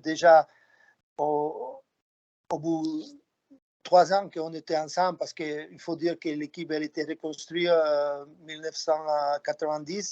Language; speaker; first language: French; non-native, fluent; Slovak